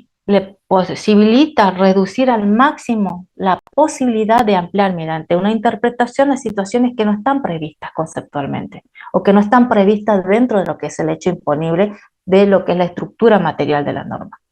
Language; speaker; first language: Spanish; native; Spanish